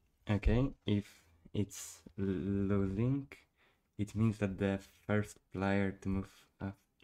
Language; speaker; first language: English; non-native, fluent; Polish